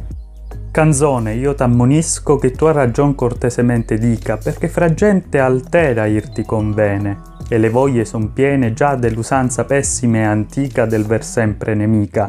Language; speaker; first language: Italian; native; Italian